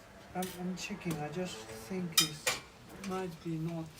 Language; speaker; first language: English; non-native, learner; Chinese